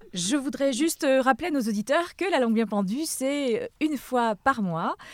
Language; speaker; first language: French; native; French